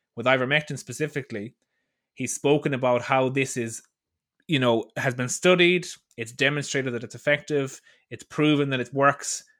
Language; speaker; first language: English; native; English